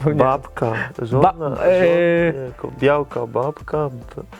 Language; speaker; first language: Polish; native; Polish